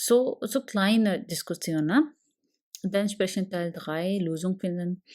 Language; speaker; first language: German; non-native, learner; Urdu